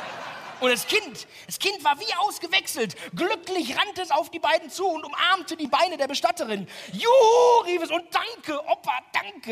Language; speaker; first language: German; native; German